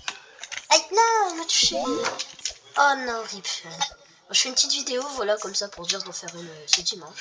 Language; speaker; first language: French; native; French